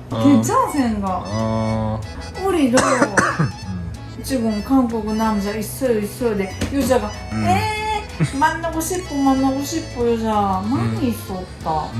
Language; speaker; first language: Korean; non-native, learner; Japanese